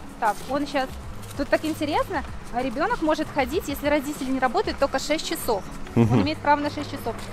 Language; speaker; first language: Russian; native; Russian